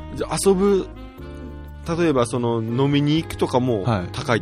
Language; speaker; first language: Japanese; native; Japanese